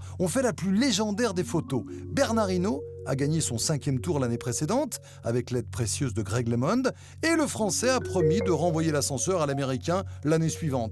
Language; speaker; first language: French; native; French